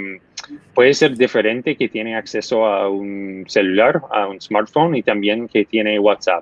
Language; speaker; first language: Spanish; non-native, fluent; English